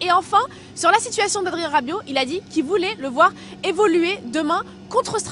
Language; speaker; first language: French; native; French